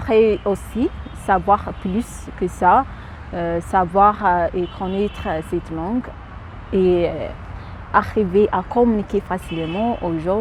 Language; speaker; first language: French; non-native, fluent; Amharic